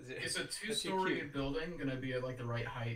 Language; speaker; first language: English; native; English